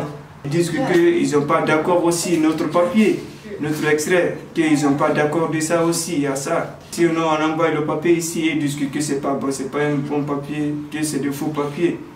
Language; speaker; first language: French; non-native, learner; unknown